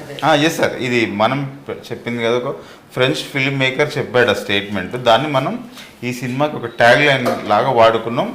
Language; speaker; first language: Telugu; native; Telugu